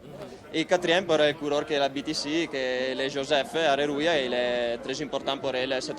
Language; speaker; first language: French; non-native, learner; Italian